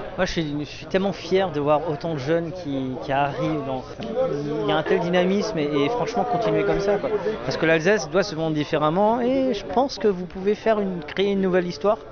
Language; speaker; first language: French; native; French